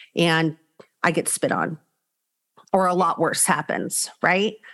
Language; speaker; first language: English; native; English